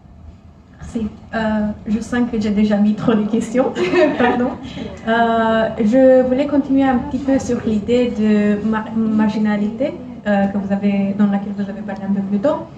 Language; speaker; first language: French; non-native, fluent; Romanian